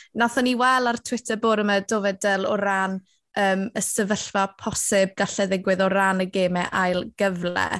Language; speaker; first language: Welsh; native; Welsh